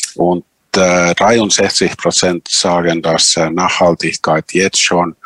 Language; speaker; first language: German; non-native, fluent; Finnish